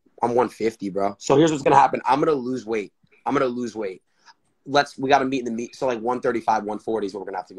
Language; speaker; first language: English; native; English